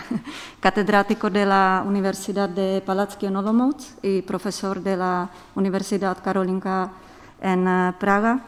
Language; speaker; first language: Spanish; non-native, fluent; Czech